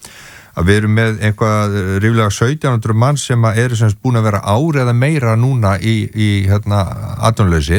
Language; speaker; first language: Icelandic; native; Icelandic